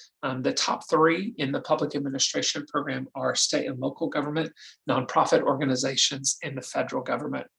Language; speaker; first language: English; native; English